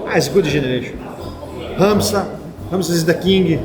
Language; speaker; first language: English; non-native, learner; Portuguese